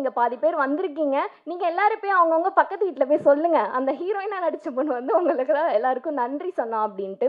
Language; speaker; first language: Tamil; native; Tamil